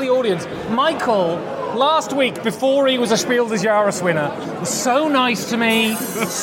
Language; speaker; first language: English; native; English